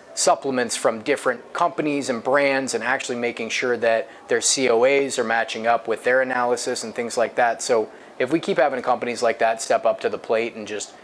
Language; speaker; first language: English; native; English